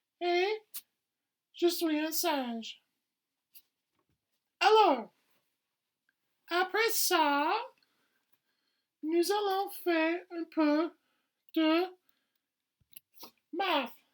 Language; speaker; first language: French; non-native, fluent; English